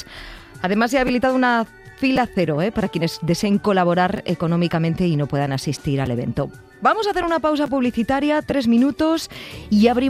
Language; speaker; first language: Spanish; native; Spanish